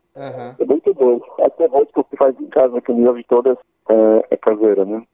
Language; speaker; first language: Portuguese; non-native, fluent; Polish